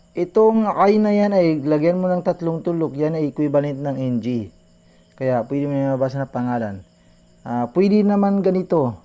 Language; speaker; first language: Filipino; non-native, local second language; Maranao